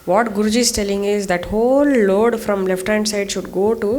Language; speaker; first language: English; non-native, local second language; Kannada